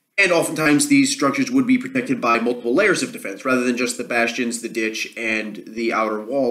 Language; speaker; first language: English; native; English